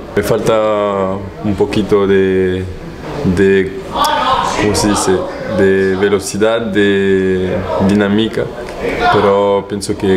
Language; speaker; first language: Spanish; non-native, learner; French